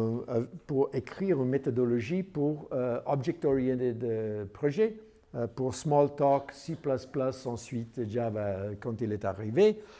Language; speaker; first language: French; non-native, learner; English